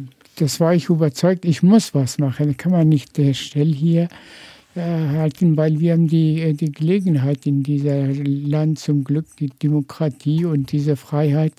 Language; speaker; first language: German; non-native, fluent; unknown